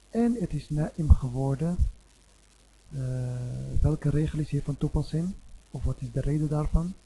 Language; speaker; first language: Dutch; non-native, fluent; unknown